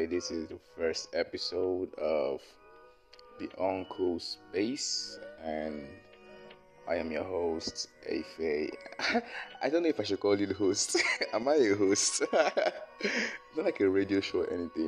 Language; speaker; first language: English; non-native, local second language; Yoruba